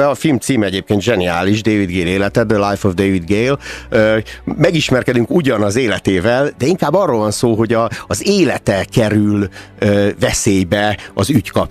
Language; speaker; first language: Hungarian; native; Hungarian